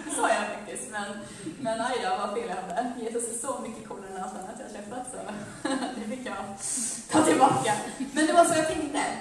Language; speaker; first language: Swedish; early bilingual, other home language; Amharic